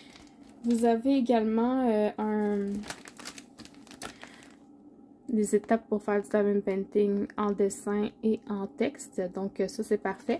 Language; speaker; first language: French; native; French